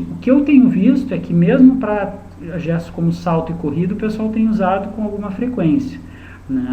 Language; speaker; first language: Portuguese; native; Portuguese